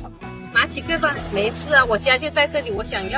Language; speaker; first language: Chinese; native; Chinese